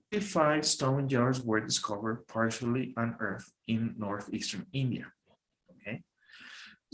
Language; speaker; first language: English; non-native, fluent; Spanish